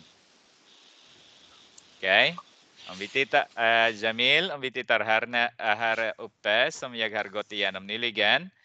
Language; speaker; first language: Swedish; non-native, fluent; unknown